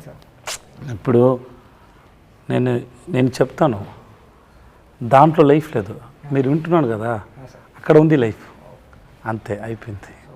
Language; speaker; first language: Telugu; non-native, learner; Tamil